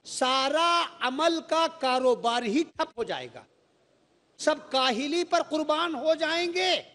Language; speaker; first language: Urdu; native; Urdu